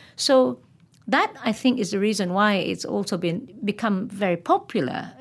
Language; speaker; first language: English; non-native, local second language; Malay